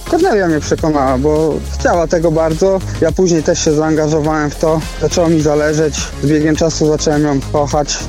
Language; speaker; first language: Polish; native; Polish